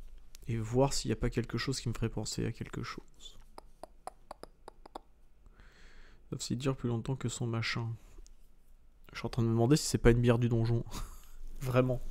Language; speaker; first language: French; native; French